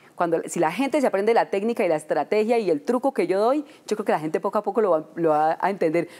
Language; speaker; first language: Spanish; native; Spanish